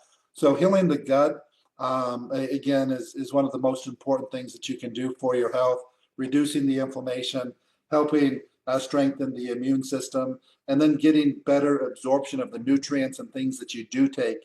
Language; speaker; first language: English; native; English